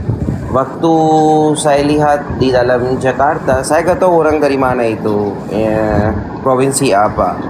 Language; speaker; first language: Indonesian; non-native, learner; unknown